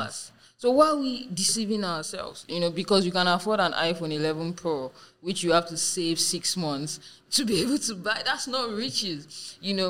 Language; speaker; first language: English; non-native, local second language; Yoruba